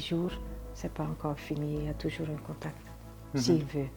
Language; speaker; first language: French; non-native, fluent; Dutch